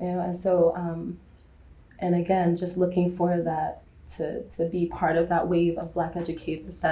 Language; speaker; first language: English; native; English